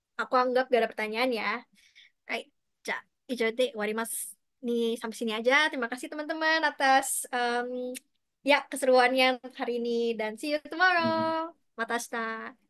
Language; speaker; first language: Indonesian; native; Indonesian